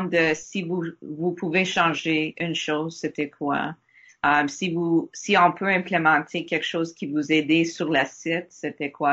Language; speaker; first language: French; non-native, learner; English